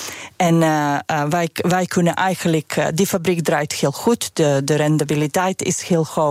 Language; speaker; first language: Dutch; non-native, fluent; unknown